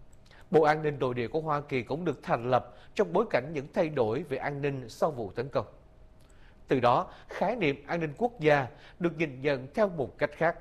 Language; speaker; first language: Vietnamese; native; Vietnamese